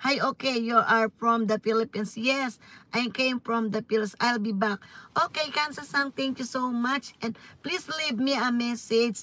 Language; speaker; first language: English; non-native, learner; Filipino